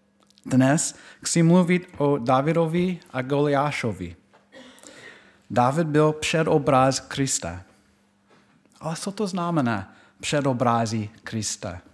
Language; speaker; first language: Czech; non-native, fluent; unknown